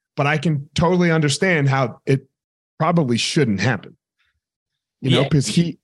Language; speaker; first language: English; native; English